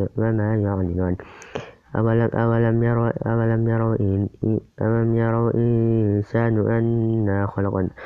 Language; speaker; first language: Arabic; non-native, learner; Indonesian